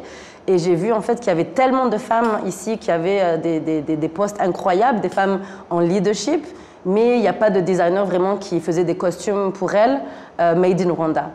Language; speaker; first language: French; native; French